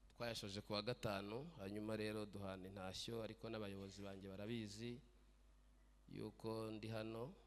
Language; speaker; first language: Kinyarwanda; native; Kinyarwanda